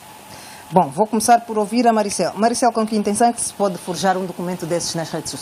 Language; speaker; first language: Portuguese; native; Portuguese